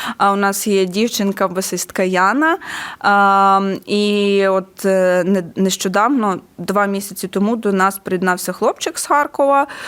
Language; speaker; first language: Ukrainian; non-native, local second language; Russian